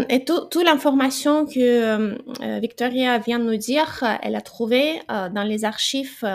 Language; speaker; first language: French; non-native, fluent; Ukrainian